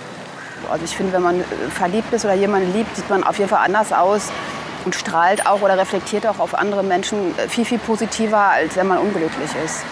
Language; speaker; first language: German; native; German